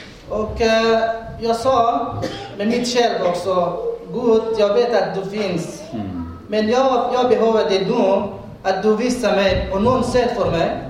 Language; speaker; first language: Swedish; non-native, learner; Persian